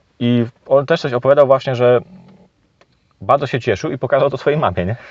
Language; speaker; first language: Polish; native; Polish